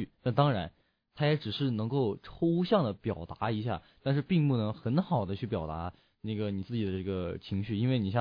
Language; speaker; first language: Chinese; native; Chinese